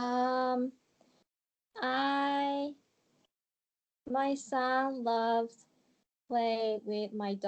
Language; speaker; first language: English; non-native, learner; Japanese